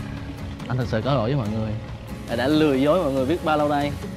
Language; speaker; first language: Vietnamese; native; Vietnamese